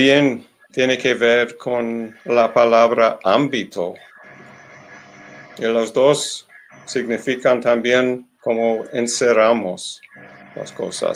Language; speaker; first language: Spanish; non-native, learner; English